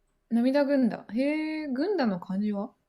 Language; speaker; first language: Japanese; native; Japanese